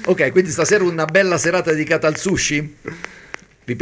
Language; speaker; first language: Italian; native; Italian